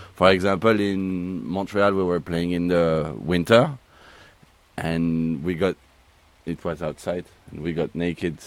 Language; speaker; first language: English; non-native, learner; French